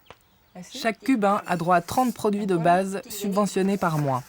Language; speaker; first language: French; native; French